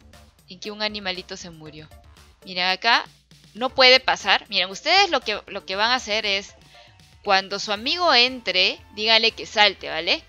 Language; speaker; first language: Spanish; native; Spanish